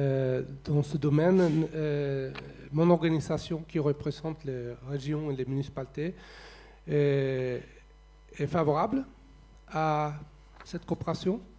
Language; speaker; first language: French; non-native, fluent; Swedish